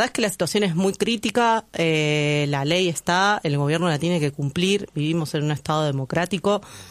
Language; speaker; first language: Spanish; native; Spanish